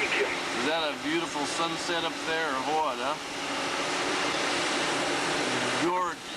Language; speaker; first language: English; native; English